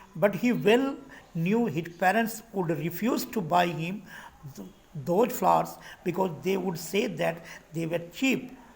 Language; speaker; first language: English; non-native, local second language; Hindi